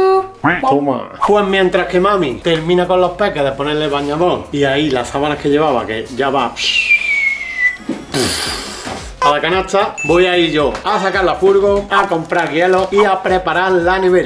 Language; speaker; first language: Spanish; native; Spanish